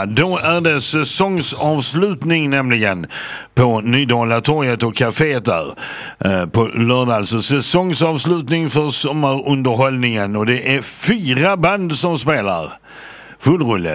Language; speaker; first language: Swedish; native; Swedish